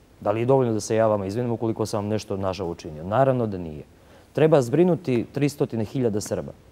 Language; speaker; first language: Serbian; native; Serbian